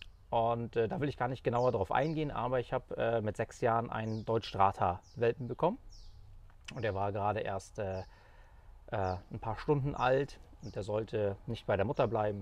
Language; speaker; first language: German; native; German